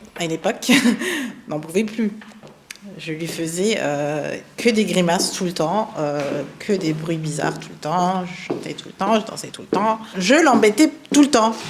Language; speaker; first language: French; early bilingual, other home language; German